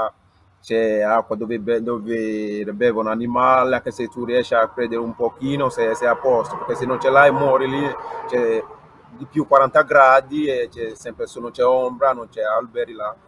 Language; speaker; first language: Italian; non-native, learner; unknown